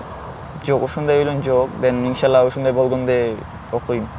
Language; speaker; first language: Kyrgyz; non-native, learner; Bangla